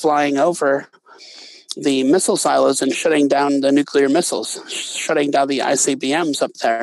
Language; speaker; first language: English; native; English